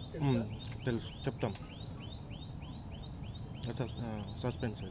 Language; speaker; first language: Telugu; native; Telugu